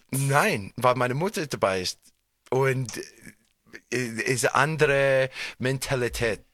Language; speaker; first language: German; non-native, fluent; English